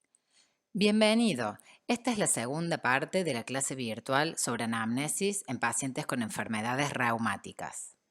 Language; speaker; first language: Spanish; native; Spanish